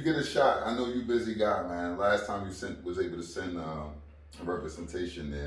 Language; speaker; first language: English; native; English